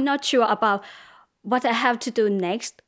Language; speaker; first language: English; non-native, learner; Thai